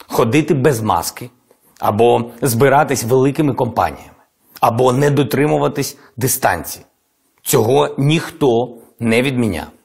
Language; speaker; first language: Ukrainian; non-native, local second language; Russian